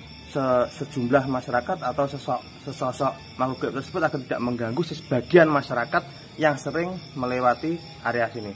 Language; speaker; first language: Indonesian; native; Indonesian